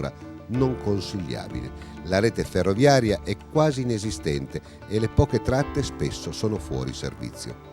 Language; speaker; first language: Italian; native; Italian